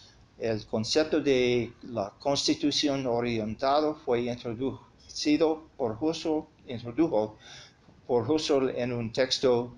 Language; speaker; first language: Spanish; non-native, fluent; English